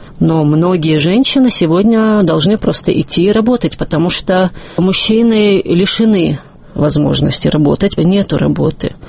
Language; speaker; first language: Russian; non-native, local second language; Chechen